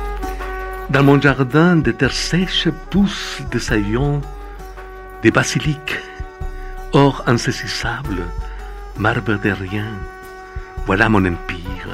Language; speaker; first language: French; non-native, fluent; Spanish